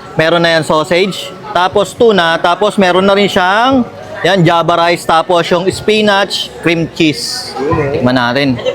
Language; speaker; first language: Filipino; native; Filipino